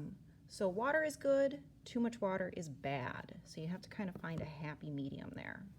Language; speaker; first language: English; native; English